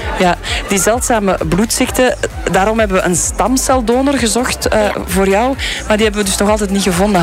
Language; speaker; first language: Dutch; native; Dutch